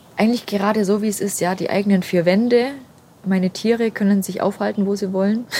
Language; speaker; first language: German; native; German